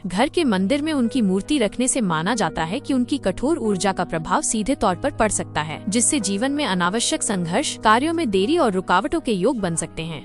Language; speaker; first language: Hindi; native; Hindi